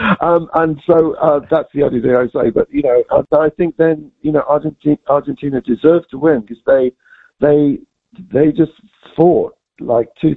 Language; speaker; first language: English; native; English